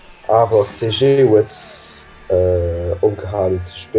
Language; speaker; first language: German; non-native, local second language; Luxembourgish